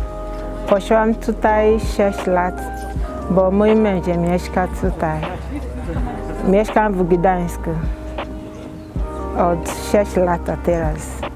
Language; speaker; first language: Polish; non-native, learner; Igbo